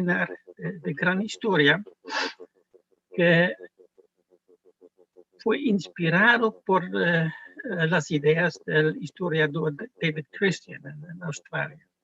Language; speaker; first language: Spanish; non-native, fluent; Dutch